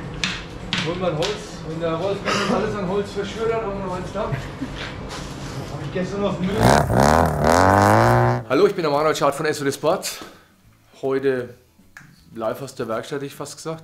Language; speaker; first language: German; native; German